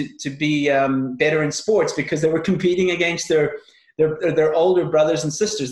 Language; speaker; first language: English; native; English